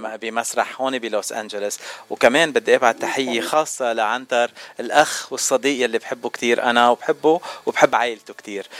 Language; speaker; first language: Arabic; native; Arabic